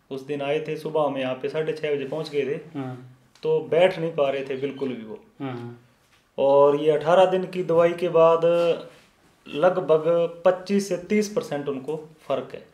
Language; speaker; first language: Hindi; native; Hindi